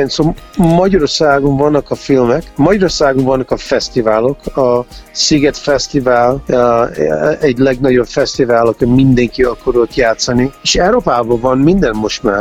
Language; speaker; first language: Hungarian; early bilingual, heritage; Hungarian